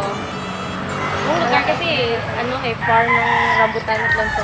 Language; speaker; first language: Filipino; non-native, local second language; Hiligaynon